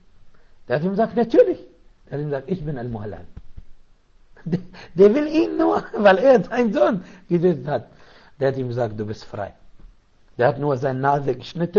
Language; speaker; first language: German; non-native, fluent; Arabic